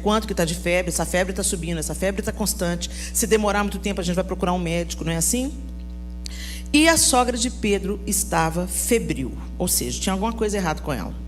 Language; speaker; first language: Portuguese; native; Portuguese